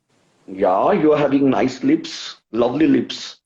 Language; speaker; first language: English; non-native, local second language; Hindi